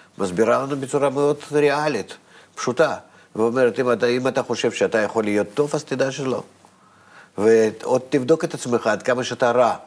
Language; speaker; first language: Hebrew; non-native, fluent; Russian